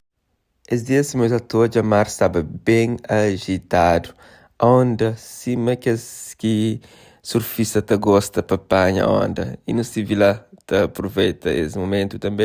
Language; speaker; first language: Portuguese; non-native, local second language; Kabuverdianu